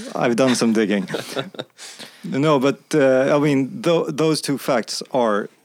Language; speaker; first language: English; non-native, fluent; Swedish